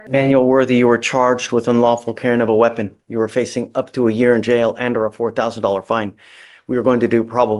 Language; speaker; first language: English; native; English